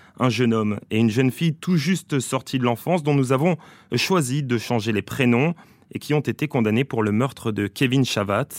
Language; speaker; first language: French; native; French